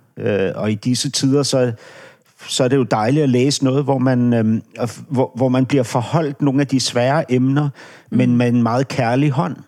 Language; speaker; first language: Danish; native; Danish